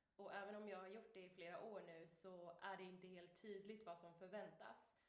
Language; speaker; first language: Swedish; native; Swedish